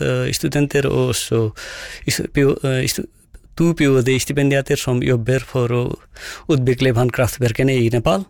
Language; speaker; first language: Norwegian; non-native, fluent; Nepali